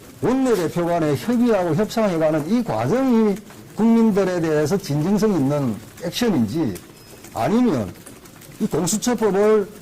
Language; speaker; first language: Korean; native; Korean